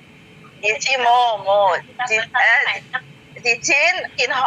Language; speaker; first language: Cantonese; non-native, learner; Indonesian